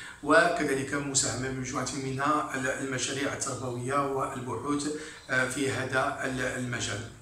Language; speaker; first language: Arabic; native; Arabic